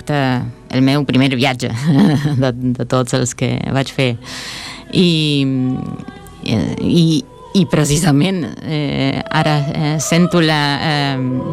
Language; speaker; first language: Catalan; non-native, fluent; Spanish